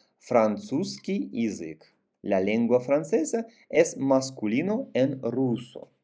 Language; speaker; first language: Spanish; non-native, fluent; Russian